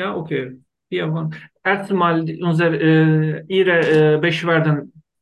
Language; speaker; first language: German; non-native, learner; Turkish